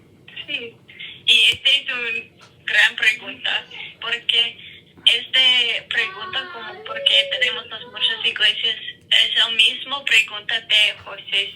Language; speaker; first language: Spanish; non-native, learner; English